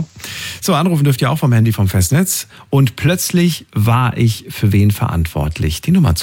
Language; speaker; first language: German; native; German